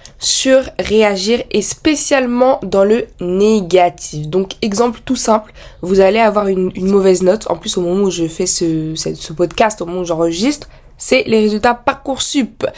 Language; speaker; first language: French; native; French